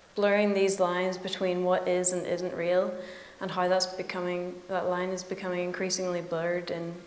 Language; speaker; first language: English; native; English